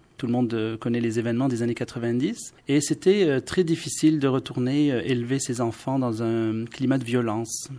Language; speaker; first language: French; non-native, local second language; Arabic